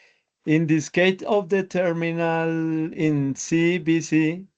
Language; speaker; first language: English; non-native, learner; Spanish